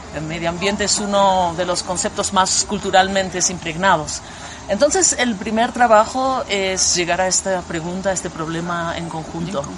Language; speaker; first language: Spanish; non-native, fluent; German